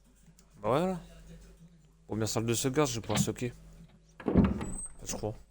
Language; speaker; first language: French; native; French